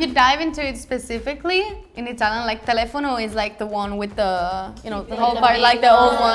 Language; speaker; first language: English; non-native, fluent; Italian